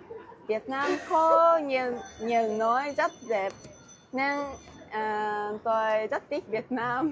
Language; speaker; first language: Vietnamese; non-native, learner; Japanese